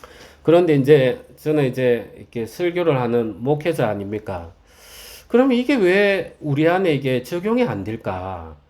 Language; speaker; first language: Korean; native; Korean